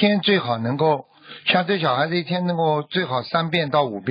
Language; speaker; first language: Chinese; native; Chinese